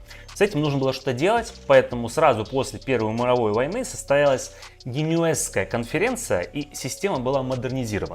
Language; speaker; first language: Russian; native; Russian